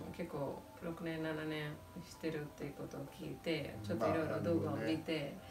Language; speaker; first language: Japanese; non-native, fluent; Telugu